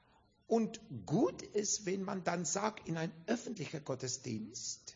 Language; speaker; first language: German; non-native, fluent; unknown